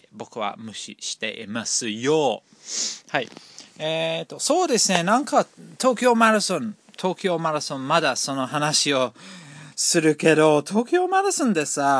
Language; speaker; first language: Japanese; non-native, fluent; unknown